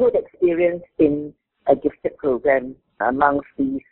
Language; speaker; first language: English; non-native, local second language; Min Nan Chinese